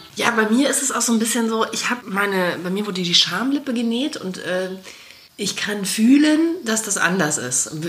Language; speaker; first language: German; native; German